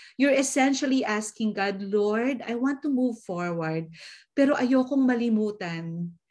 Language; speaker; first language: English; non-native, local second language; Filipino